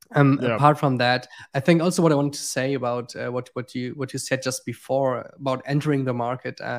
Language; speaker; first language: English; non-native, fluent; German